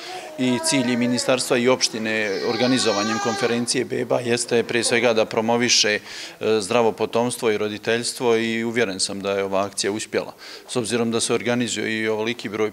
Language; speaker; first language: Serbian; native; Serbian